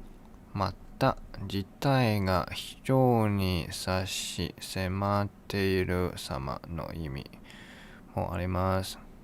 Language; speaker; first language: Japanese; non-native, learner; English